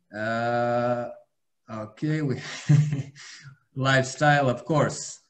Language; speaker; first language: English; non-native, fluent; Serbian